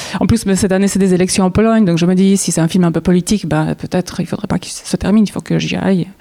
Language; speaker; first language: French; non-native, fluent; Polish